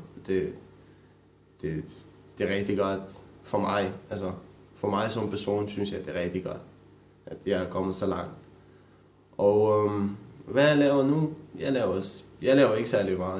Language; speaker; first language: Danish; early bilingual, other home language; Romanian